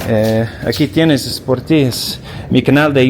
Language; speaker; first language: Spanish; non-native, learner; English